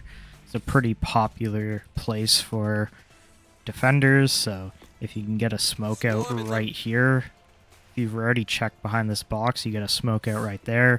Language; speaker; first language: English; native; English